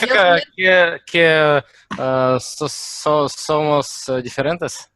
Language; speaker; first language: Spanish; non-native, learner; Russian